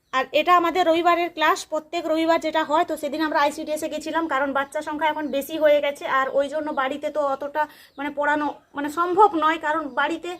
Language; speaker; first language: Bangla; non-native, local second language; Santali